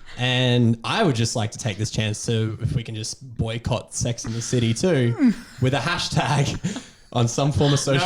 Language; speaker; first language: English; native; English